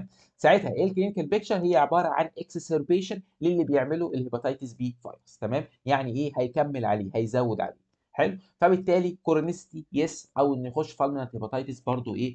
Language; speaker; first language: Arabic; native; Arabic